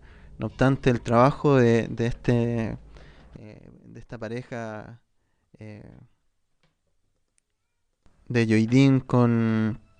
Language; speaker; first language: Spanish; native; Spanish